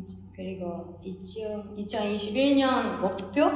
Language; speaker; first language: Korean; non-native, fluent; Japanese